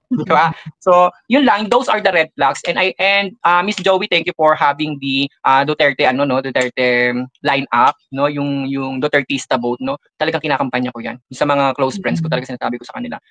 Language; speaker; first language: Filipino; native; Filipino